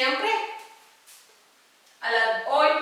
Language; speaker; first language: Spanish; non-native, fluent; Tamil